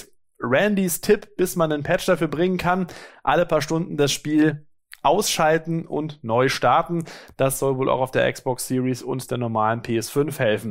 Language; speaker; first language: German; native; German